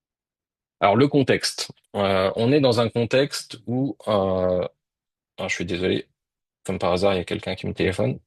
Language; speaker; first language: French; native; French